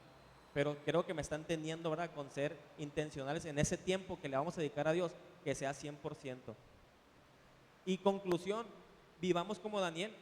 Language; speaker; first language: Spanish; native; Spanish